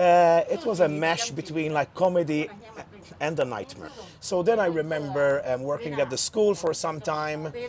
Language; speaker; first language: English; non-native, local second language; Maltese